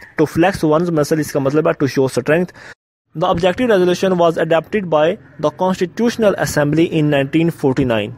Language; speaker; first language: English; non-native, local second language; Urdu